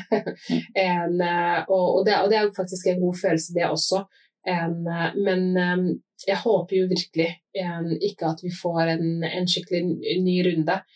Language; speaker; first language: Norwegian; early bilingual, other home language; Somali